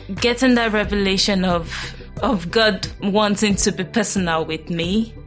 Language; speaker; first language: English; non-native, local second language; Yoruba